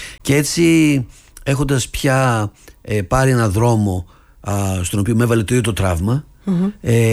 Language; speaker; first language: Greek; early bilingual, heritage; Greek